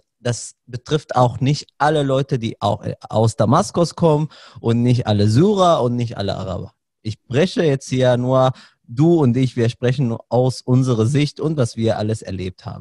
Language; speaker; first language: German; non-native, fluent; Arabic